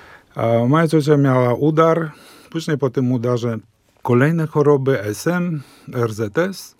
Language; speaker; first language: Polish; non-native, fluent; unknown